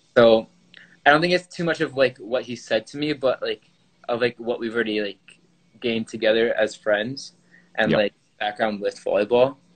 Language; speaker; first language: English; native; English